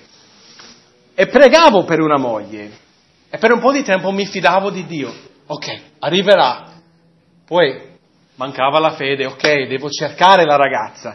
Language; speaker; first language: Italian; non-native, fluent; English